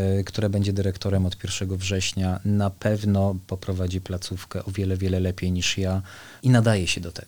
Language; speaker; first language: Polish; native; Polish